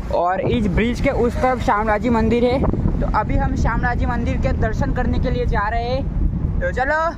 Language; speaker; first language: Hindi; non-native, local second language; Gujarati